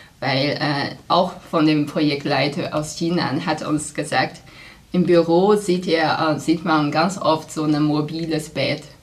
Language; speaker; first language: German; non-native, fluent; Chinese